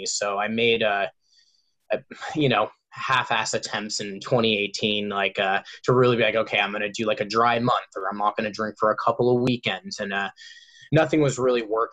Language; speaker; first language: English; native; English